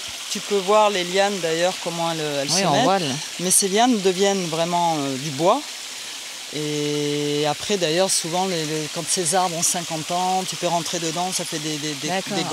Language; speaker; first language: French; native; French